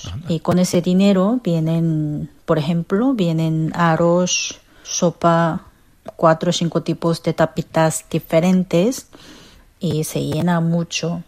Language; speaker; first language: Spanish; non-native, fluent; Korean